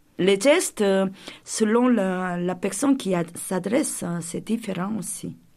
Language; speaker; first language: French; non-native, fluent; Korean